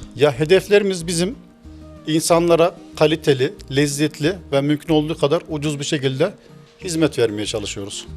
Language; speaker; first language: Turkish; native; Turkish